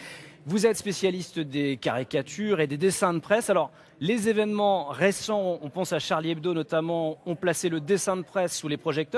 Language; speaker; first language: French; native; French